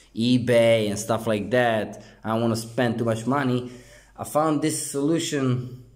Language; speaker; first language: English; non-native, fluent; Croatian